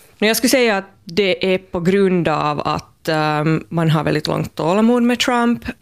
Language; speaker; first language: Swedish; native; Swedish